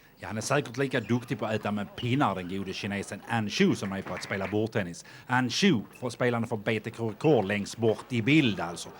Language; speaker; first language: Swedish; native; Swedish